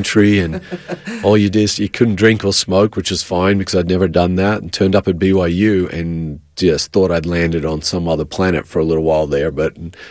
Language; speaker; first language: English; native; English